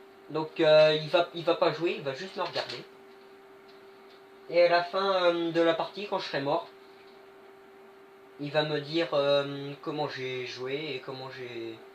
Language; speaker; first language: French; native; French